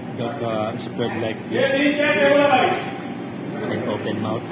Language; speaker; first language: English; non-native, learner; Filipino